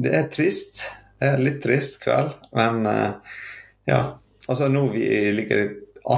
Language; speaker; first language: Norwegian; non-native, fluent; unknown